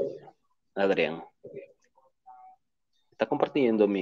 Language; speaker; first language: Spanish; native; Spanish